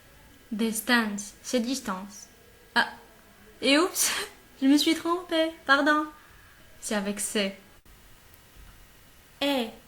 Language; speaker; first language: French; non-native, local second language; Arabic